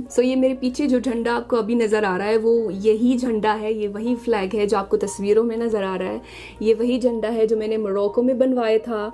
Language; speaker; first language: Urdu; non-native, fluent; Arabic